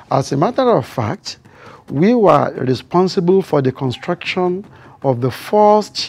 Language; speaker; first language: English; non-native, local second language; Yoruba